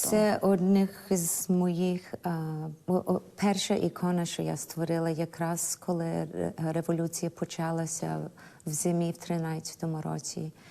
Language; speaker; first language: Ukrainian; early bilingual, heritage; Ukrainian